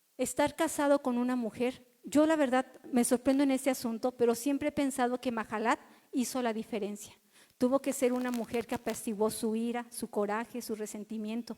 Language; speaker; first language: Spanish; native; Spanish